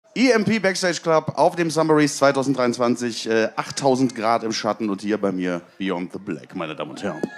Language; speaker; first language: German; native; German